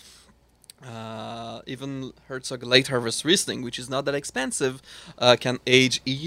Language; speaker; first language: English; non-native, fluent; French